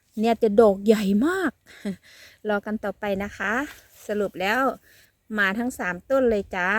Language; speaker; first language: Thai; native; Thai